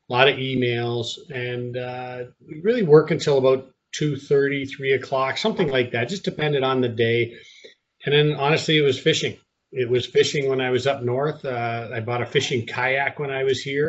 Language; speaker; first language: English; native; English